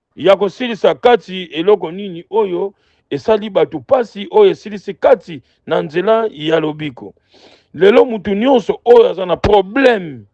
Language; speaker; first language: Lingala; non-native, local second language; Kongo